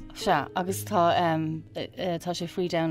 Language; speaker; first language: Irish; non-native, learner; English